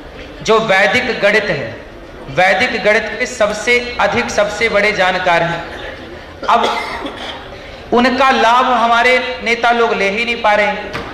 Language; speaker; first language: Hindi; native; Hindi